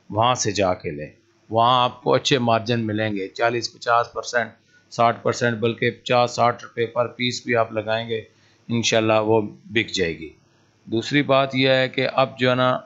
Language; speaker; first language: Urdu; non-native, local second language; Punjabi